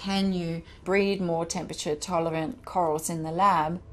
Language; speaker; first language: English; non-native, fluent; Danish